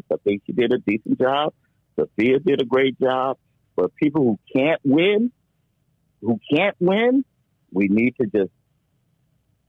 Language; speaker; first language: English; native; English